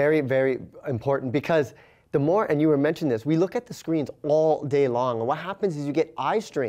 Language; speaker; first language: English; native; English